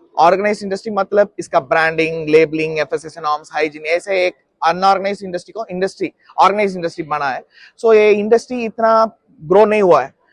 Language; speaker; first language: Hindi; non-native, local second language; Tamil